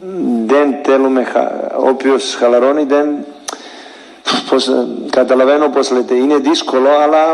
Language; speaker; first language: Greek; non-native, learner; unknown